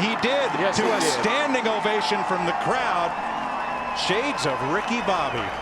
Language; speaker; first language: English; native; English